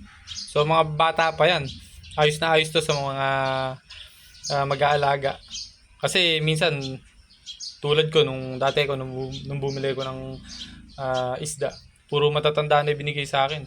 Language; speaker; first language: Filipino; non-native, local second language; Cebuano